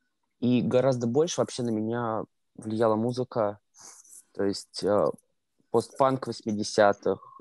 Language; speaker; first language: Russian; native; Russian